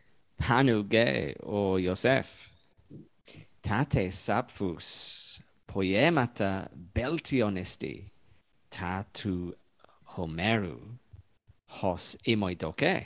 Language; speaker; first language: Greek; non-native, learner; English